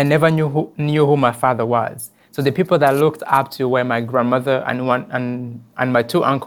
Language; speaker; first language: English; non-native, local second language; Kinyarwanda